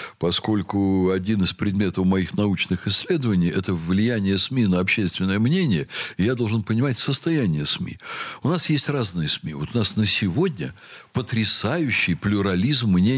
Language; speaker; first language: Russian; native; Russian